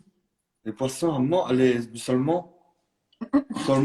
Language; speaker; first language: French; non-native, fluent; Italian